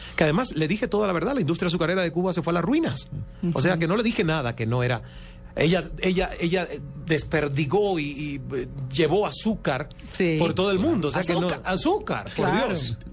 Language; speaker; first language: Spanish; native; Spanish